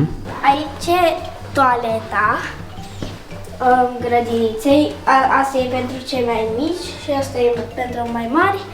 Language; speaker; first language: Romanian; early bilingual, other home language; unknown